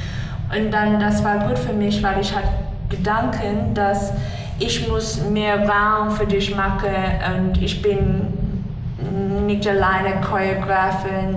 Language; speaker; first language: German; non-native, learner; English